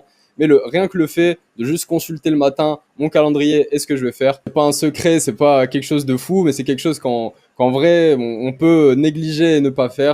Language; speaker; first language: French; native; French